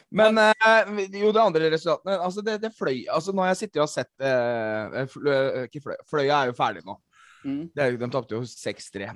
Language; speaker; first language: Norwegian; native; Norwegian